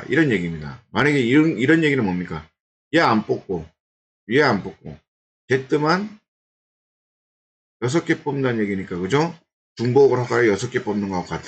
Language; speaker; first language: Korean; native; Korean